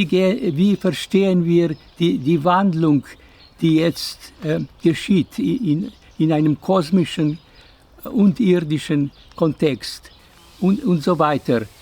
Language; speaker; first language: German; non-native, fluent; Slovenian